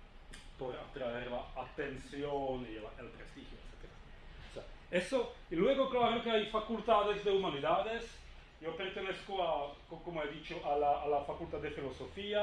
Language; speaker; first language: Spanish; non-native, fluent; Czech